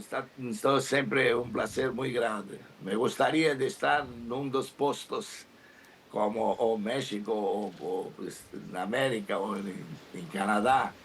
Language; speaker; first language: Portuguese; non-native, learner; Spanish